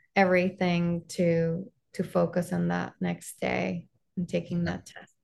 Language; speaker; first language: English; non-native, fluent; Spanish